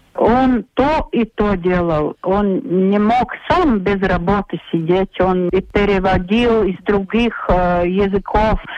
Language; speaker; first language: Russian; non-native, local second language; Latvian